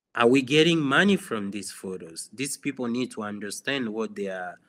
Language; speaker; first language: English; non-native, fluent; Swahili